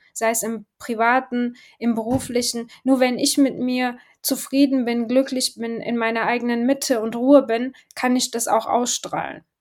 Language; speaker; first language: German; early bilingual, other home language; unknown